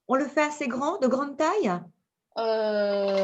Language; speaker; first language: French; native; French